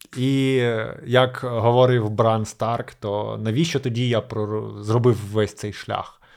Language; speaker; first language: Ukrainian; native; Ukrainian